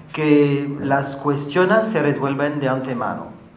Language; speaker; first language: Spanish; non-native, fluent; French